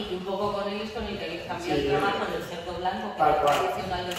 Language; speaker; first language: Spanish; native; Spanish